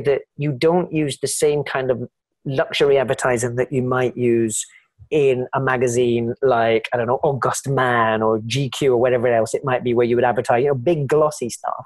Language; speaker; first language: English; native; English